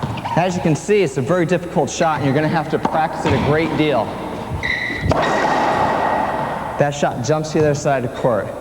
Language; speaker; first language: English; native; English